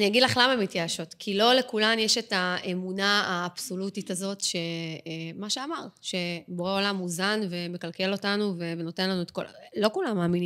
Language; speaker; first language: Hebrew; native; Hebrew